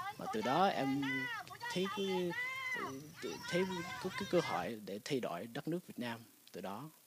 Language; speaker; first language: Vietnamese; early bilingual, heritage; Vietnamese